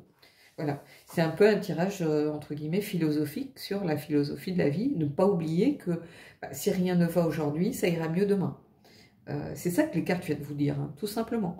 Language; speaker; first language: French; native; French